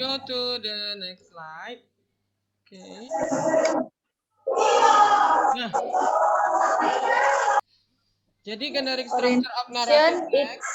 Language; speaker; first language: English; non-native, learner; Indonesian